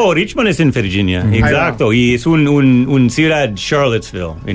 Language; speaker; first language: Spanish; non-native, learner; English